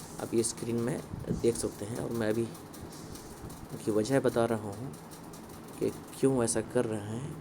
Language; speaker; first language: Urdu; native; Urdu